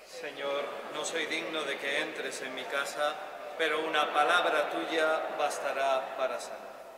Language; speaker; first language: Spanish; native; Spanish